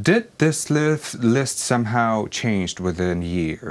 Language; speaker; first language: English; non-native, fluent; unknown